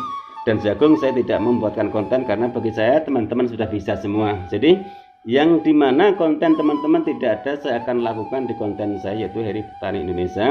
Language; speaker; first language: Indonesian; native; Indonesian